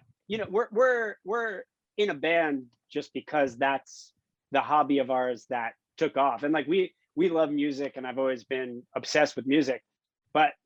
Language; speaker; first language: English; native; English